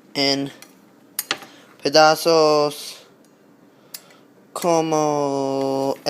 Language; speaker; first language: Spanish; non-native, learner; English